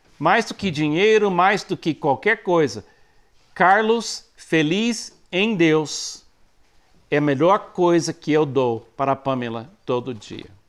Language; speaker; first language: Portuguese; non-native, fluent; English